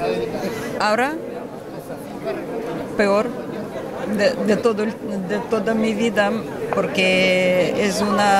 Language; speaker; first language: Spanish; non-native, learner; Ukrainian